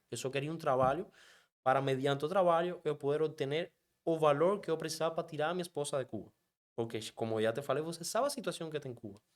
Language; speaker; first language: Portuguese; non-native, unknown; Spanish